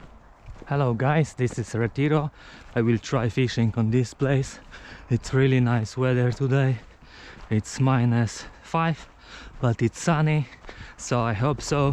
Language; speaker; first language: English; non-native, learner; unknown